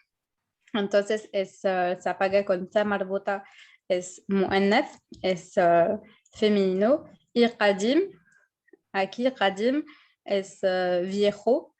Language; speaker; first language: Spanish; non-native, fluent; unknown